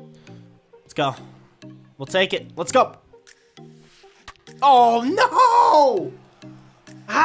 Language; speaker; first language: English; native; English